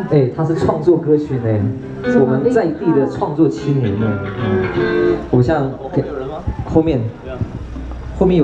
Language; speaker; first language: Chinese; native; Chinese